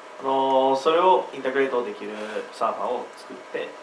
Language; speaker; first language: Japanese; non-native, learner; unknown